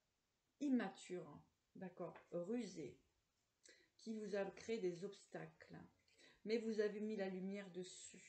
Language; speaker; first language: French; native; French